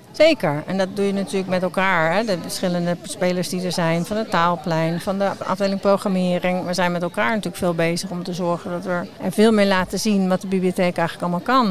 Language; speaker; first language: Dutch; native; Dutch